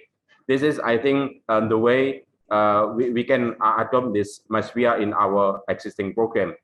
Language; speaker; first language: English; non-native, local second language; Indonesian